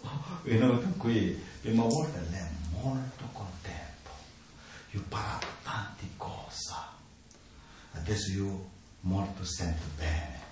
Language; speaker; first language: Italian; non-native, learner; Tibetan